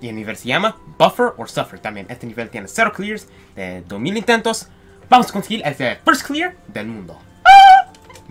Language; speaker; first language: Spanish; early bilingual, heritage; Spanish